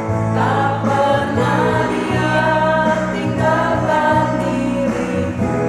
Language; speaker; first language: Indonesian; native; Indonesian